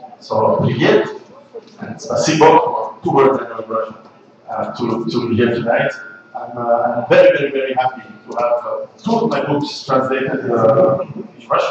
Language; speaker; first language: English; non-native, fluent; Italian